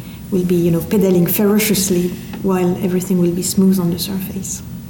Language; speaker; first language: English; non-native, fluent; French